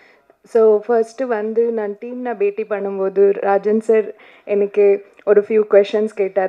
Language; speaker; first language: Tamil; non-native, learner; Kannada